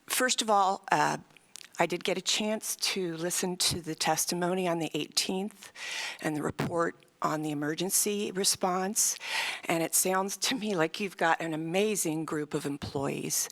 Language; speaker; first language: English; native; English